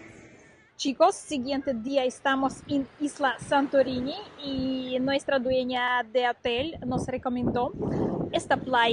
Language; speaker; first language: Spanish; non-native, learner; Russian